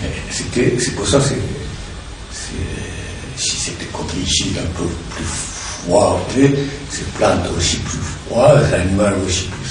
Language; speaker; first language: French; non-native, learner; Japanese